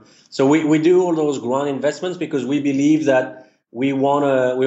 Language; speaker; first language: English; non-native, fluent; French